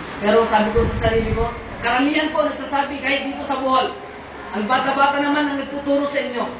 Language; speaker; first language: Filipino; non-native, local second language; Iloko